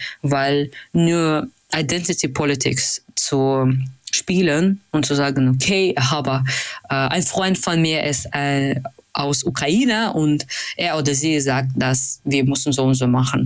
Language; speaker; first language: German; non-native, fluent; Russian